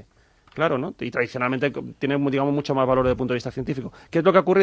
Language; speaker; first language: Spanish; native; Spanish